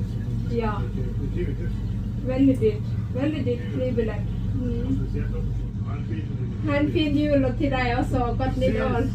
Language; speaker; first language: Norwegian; non-native, learner; Thai